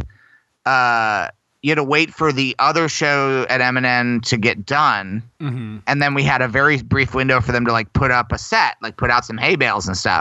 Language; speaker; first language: English; native; English